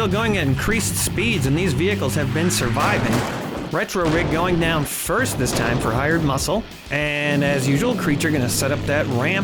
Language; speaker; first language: English; native; English